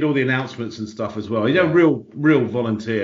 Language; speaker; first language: English; native; English